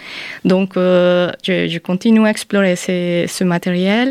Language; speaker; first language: French; non-native, fluent; Spanish